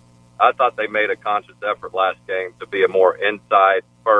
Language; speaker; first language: English; native; English